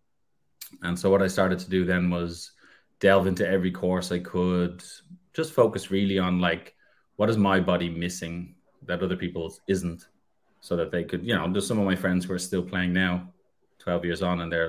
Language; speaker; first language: English; native; English